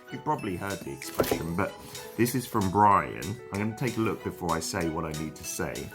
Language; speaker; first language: English; native; English